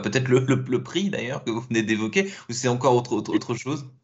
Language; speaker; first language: French; native; French